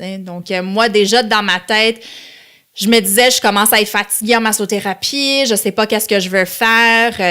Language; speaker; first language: French; non-native, local second language; Italian